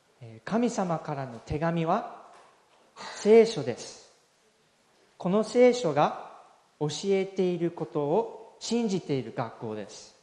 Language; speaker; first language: Japanese; non-native, fluent; English